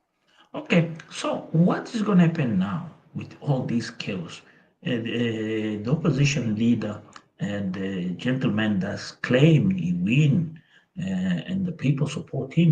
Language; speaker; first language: English; non-native, local second language; Portuguese